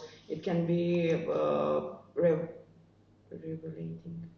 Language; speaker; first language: English; non-native, fluent; Romanian